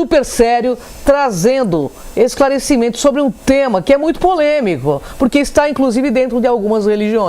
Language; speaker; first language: Portuguese; native; Portuguese